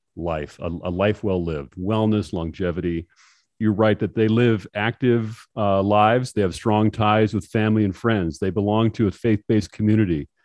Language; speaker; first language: English; native; English